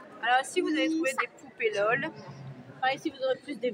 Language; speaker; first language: French; native; French